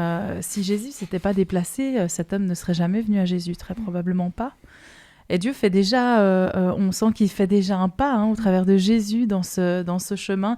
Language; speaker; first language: French; native; French